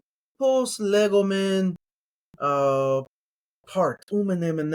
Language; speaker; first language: Greek; non-native, learner; English